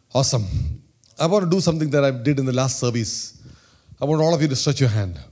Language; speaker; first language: English; non-native, local second language; Malayalam